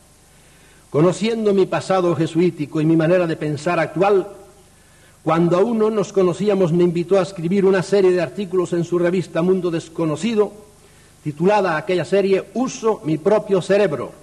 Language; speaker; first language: Spanish; native; Spanish